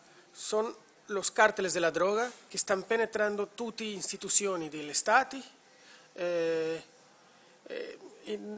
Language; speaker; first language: Italian; non-native, learner; Spanish